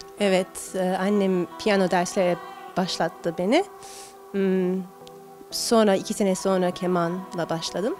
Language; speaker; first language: Turkish; early bilingual, heritage; Turkish